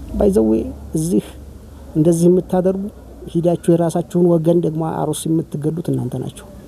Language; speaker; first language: Amharic; native; Amharic